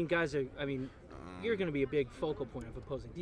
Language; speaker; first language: English; native; English